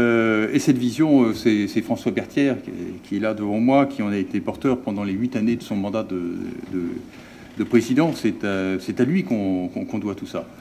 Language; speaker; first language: French; native; French